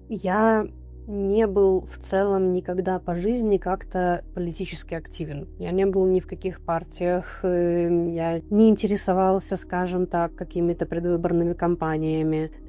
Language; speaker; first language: Russian; native; Russian